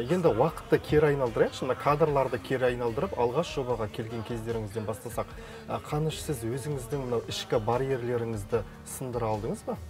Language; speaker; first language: Kazakh; native; Kazakh